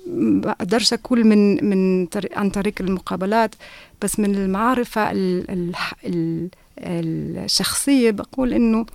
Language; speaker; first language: Arabic; non-native, fluent; German